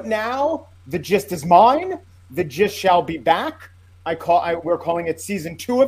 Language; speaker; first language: English; native; English